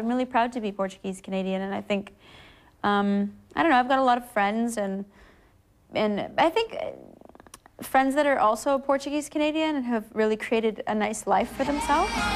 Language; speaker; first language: English; early bilingual, other home language; Portuguese